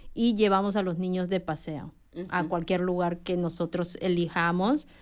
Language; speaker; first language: Spanish; native; Spanish